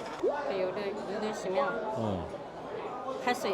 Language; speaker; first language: Korean; non-native, learner; Chinese